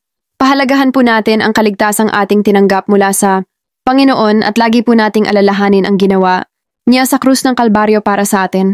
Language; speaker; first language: Filipino; native; Filipino